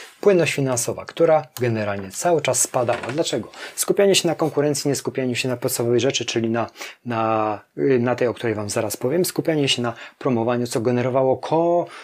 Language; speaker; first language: Polish; native; Polish